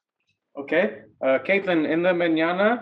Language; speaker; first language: Spanish; non-native, learner; English